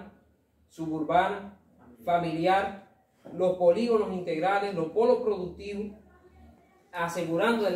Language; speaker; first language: Spanish; native; Spanish